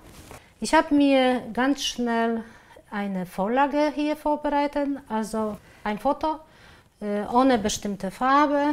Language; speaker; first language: German; non-native, fluent; Polish